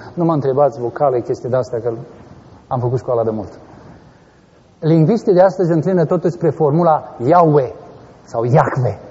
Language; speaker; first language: Romanian; native; Romanian